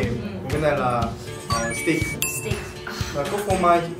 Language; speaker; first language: Vietnamese; non-native, fluent; Korean